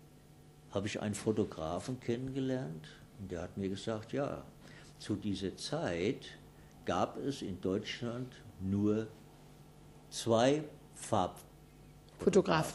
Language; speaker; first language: German; native; German